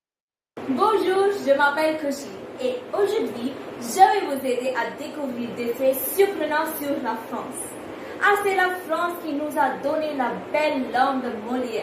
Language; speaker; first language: French; non-native, learner; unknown